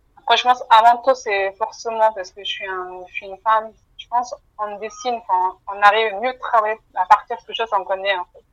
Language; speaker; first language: French; non-native, fluent; Mongolian